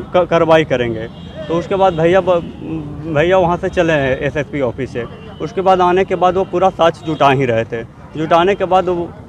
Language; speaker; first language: Hindi; native; Hindi